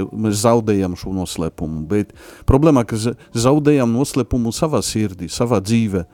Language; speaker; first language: Latvian; non-native, fluent; Polish